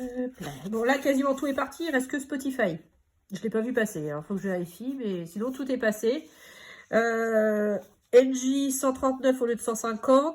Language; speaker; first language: French; native; French